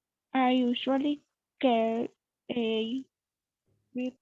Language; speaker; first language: English; non-native, learner; Spanish